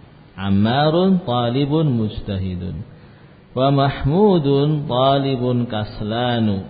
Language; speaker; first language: Arabic; non-native, fluent; Indonesian